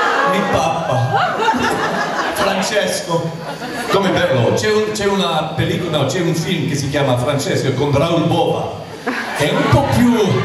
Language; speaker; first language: Italian; non-native, learner; French